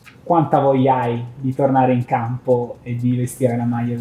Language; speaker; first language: Italian; native; Italian